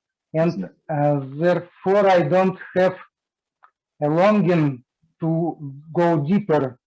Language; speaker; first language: English; non-native, learner; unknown